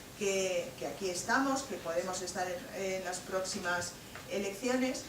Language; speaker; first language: Spanish; native; Spanish